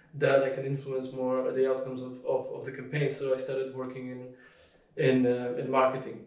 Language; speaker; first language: English; non-native, fluent; Polish